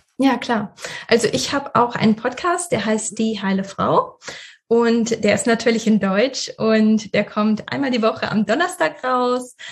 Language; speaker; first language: German; early bilingual, other home language; Russian